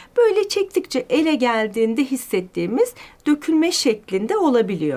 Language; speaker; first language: Turkish; native; Turkish